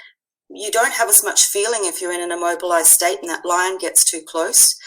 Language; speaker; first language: English; native; English